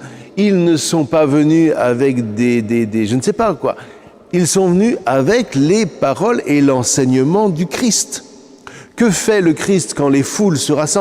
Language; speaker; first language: French; native; French